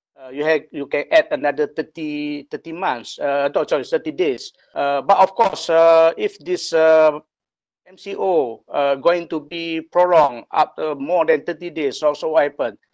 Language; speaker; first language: English; non-native, local second language; Malay